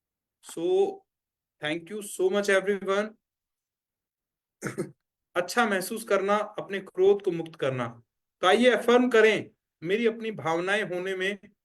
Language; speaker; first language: Hindi; native; Hindi